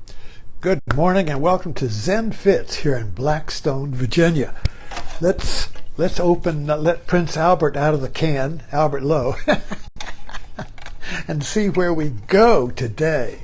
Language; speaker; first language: English; native; English